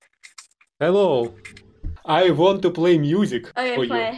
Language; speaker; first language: English; non-native, learner; Russian